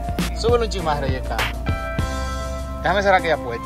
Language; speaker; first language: Spanish; native; Spanish